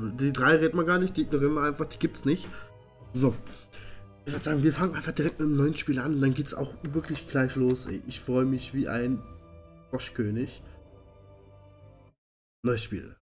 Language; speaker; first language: German; native; German